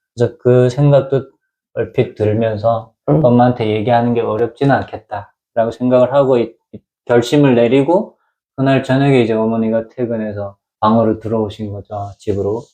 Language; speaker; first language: Korean; native; Korean